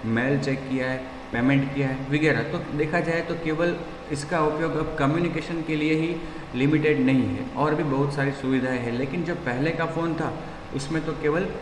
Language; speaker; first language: Hindi; non-native, local second language; Gujarati